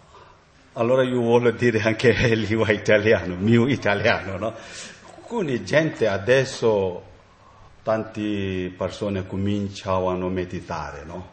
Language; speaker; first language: Italian; non-native, learner; Tibetan